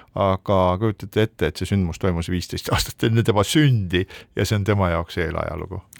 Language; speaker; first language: Estonian; native; Estonian